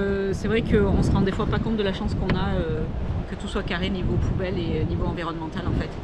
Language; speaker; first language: French; native; French